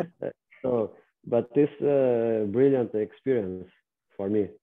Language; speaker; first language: English; non-native, learner; Portuguese